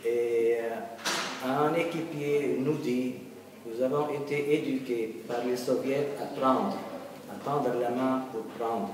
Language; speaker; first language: French; non-native, local second language; Arabic